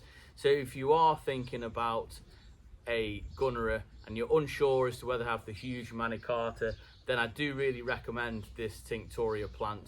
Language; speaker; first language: English; native; English